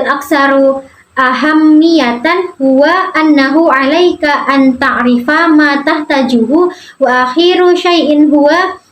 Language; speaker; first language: Arabic; non-native, learner; Indonesian